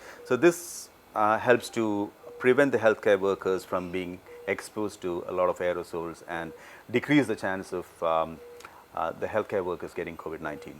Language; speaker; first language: English; non-native, local second language; Malayalam